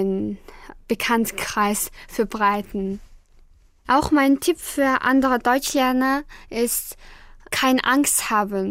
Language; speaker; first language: German; non-native, learner; Mongolian